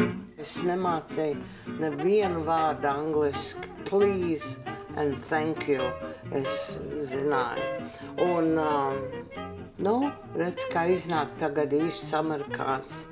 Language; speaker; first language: Latvian; early bilingual, heritage; Latvian